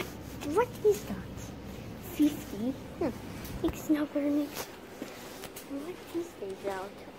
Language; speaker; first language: Dutch; non-native, learner; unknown